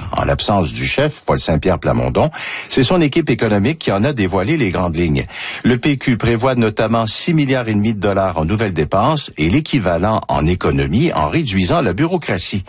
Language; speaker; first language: French; native; French